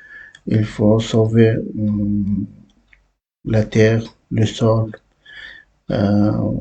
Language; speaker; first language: French; non-native, learner; Uzbek